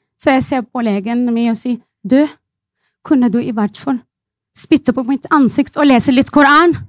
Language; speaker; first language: Norwegian; non-native, fluent; Arabic